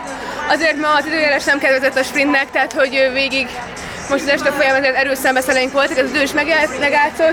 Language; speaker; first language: Hungarian; native; Hungarian